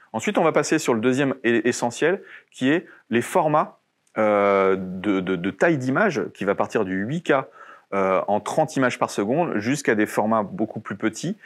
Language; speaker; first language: French; native; French